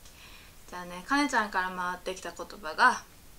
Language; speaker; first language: Japanese; native; Japanese